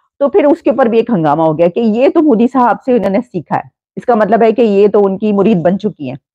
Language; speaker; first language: Hindi; native; Hindi